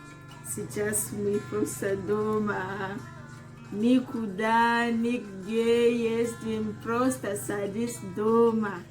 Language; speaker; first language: Russian; non-native, learner; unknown